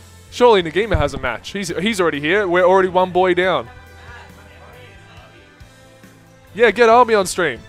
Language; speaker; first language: English; native; English